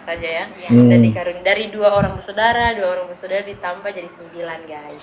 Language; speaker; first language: Indonesian; native; Indonesian